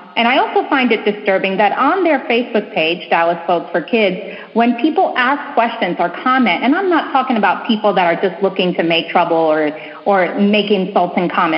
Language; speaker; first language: English; early bilingual, other home language; Spanish